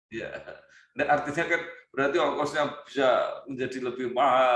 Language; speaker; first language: Indonesian; native; Indonesian